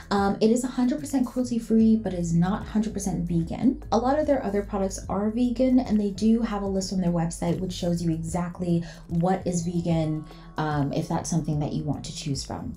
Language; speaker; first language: English; native; English